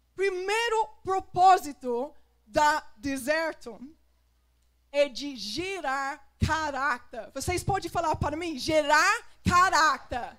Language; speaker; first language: Portuguese; non-native, fluent; English